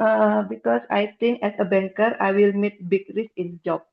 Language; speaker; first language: English; non-native, learner; Indonesian